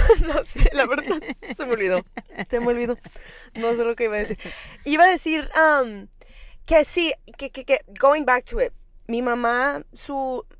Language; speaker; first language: Spanish; early bilingual, heritage; Spanish